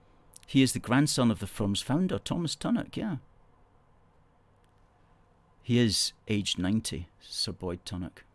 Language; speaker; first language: English; native; English